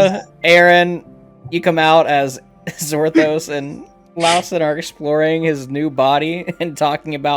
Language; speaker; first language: English; native; English